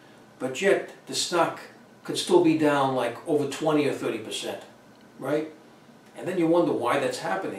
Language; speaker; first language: English; native; English